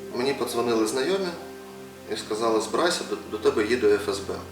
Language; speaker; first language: Ukrainian; native; Ukrainian